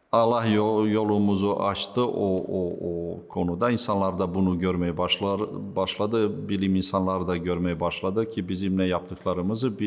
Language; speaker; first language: Turkish; non-native, fluent; Serbian